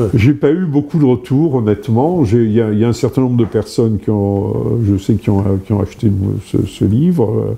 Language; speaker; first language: French; native; French